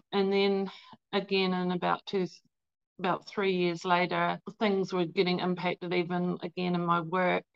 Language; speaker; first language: English; native; English